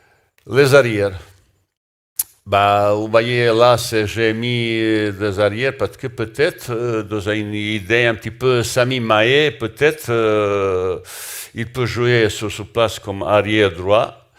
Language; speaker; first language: French; non-native, learner; Bosnian